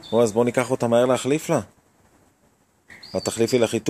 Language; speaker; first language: Hebrew; native; Hebrew